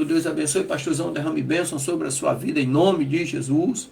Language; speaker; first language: Portuguese; native; Portuguese